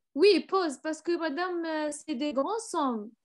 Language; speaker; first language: French; non-native, learner; Arabic